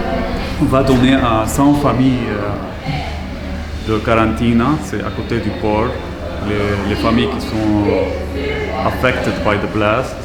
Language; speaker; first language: French; non-native, local second language; Arabic